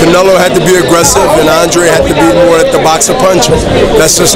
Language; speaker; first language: English; native; English